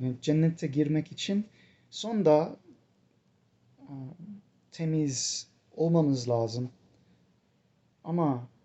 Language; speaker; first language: Turkish; non-native, fluent; English